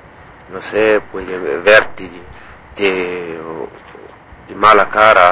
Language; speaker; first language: Spanish; non-native, learner; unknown